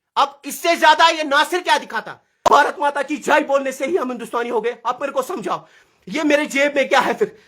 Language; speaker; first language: Urdu; non-native, local second language; Kashmiri